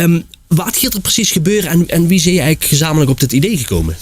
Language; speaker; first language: Dutch; native; Dutch